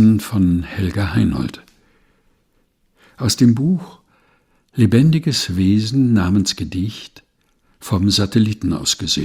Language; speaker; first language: German; non-native, fluent; Portuguese